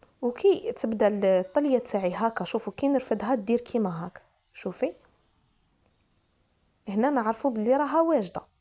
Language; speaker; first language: Arabic; native; Arabic